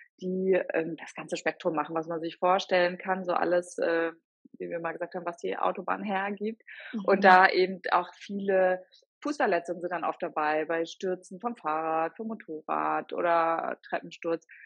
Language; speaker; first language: German; native; German